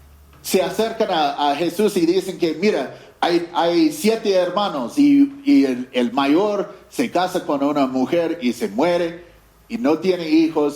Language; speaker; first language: Spanish; non-native, fluent; English